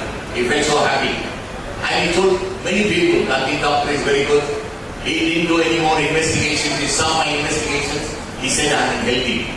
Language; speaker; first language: English; non-native, local second language; Telugu